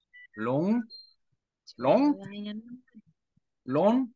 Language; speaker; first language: Vietnamese; non-native, learner; Korean